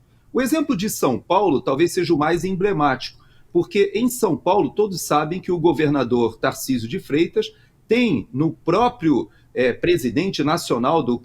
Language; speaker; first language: Portuguese; native; Portuguese